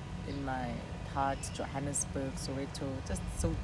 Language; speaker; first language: English; non-native, local second language; Zulu